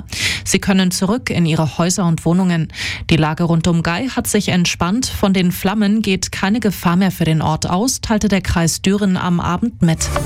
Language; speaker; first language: German; native; German